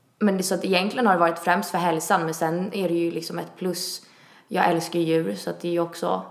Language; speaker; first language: Swedish; early bilingual, other home language; Italian